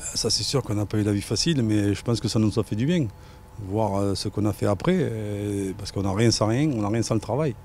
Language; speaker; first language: French; native; French